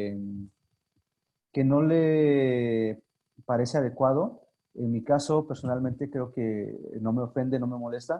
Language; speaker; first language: Spanish; non-native, local second language; Zapotec